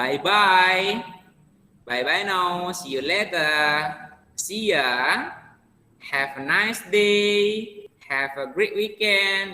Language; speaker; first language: English; non-native, learner; Indonesian